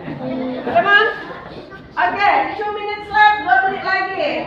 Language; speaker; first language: English; non-native, learner; Indonesian